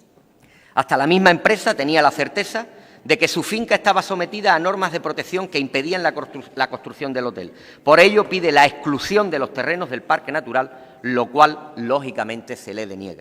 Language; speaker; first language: Spanish; native; Spanish